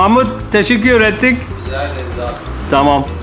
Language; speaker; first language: Turkish; non-native, learner; English